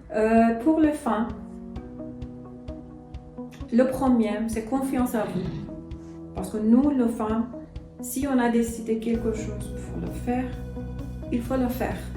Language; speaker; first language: French; non-native, learner; Persian